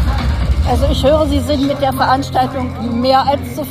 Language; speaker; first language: German; native; German